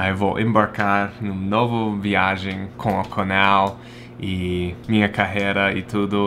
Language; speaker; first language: Portuguese; non-native, fluent; English